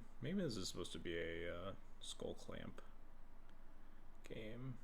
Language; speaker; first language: English; native; English